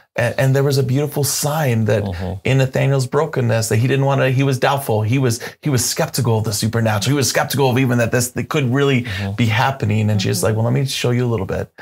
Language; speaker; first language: English; native; English